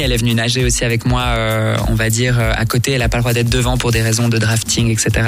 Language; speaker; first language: French; native; French